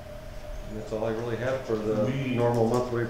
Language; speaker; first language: English; native; English